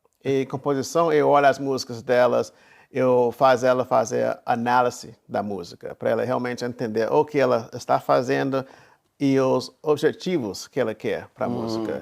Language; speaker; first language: Portuguese; non-native, fluent; English